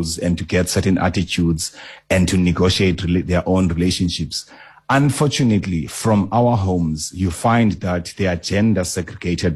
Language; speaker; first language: English; non-native, local second language; Xhosa